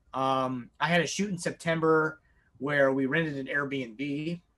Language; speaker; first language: English; native; English